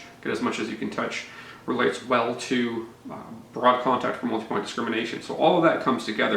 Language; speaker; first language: English; native; English